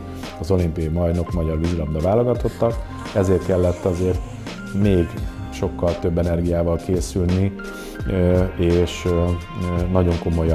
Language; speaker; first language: Hungarian; native; Hungarian